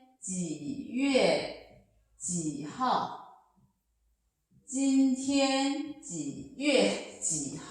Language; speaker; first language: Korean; non-native, fluent; Chinese